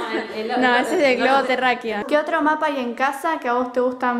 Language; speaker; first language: Spanish; native; Spanish